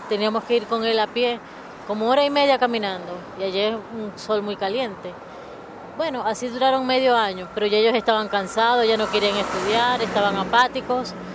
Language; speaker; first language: Spanish; native; Spanish